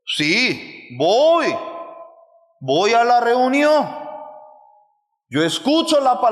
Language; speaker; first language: Spanish; non-native, fluent; Korean